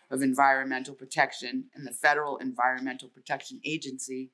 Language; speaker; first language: English; native; English